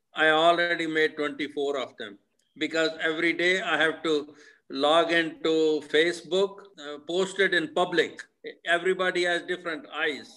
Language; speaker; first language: English; non-native, local second language; Punjabi